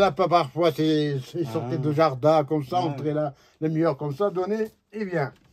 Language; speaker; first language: French; non-native, learner; Arabic